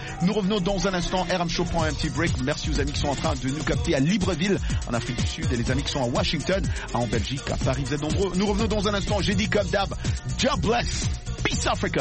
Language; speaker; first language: French; non-native, local second language; Lingala